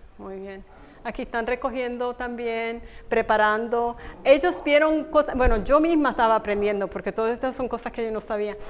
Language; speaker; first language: Spanish; native; Spanish